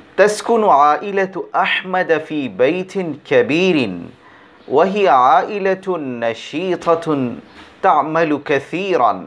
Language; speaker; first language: Arabic; non-native, fluent; Bangla